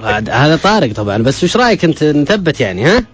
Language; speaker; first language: Arabic; native; Arabic